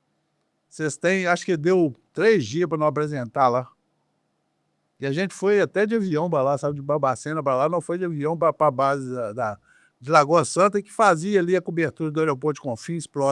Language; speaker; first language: Portuguese; native; Portuguese